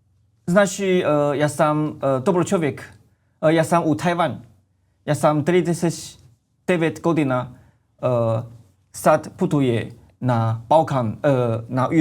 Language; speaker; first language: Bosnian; non-native, learner; Chinese